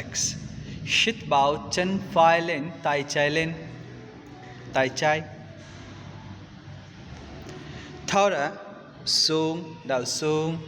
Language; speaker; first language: Vietnamese; non-native, fluent; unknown